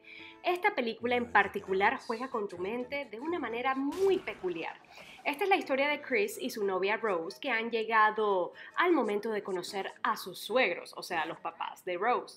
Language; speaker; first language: Spanish; native; Spanish